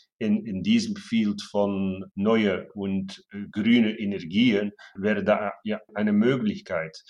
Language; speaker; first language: German; non-native, fluent; Dutch